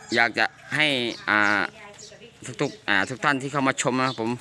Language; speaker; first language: Thai; non-native, local second language; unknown